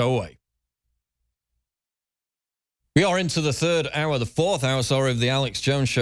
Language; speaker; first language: English; native; English